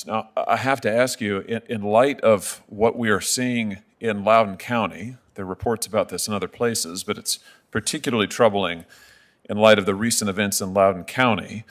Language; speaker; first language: English; native; English